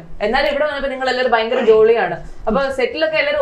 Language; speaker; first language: Malayalam; native; Malayalam